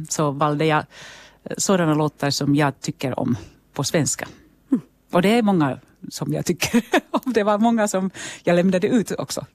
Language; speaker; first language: Swedish; non-native, local second language; Finnish